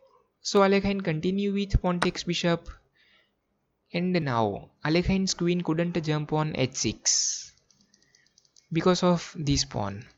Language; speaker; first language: English; non-native, fluent; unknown